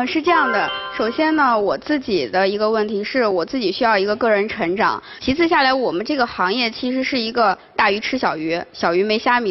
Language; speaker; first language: Chinese; native; Chinese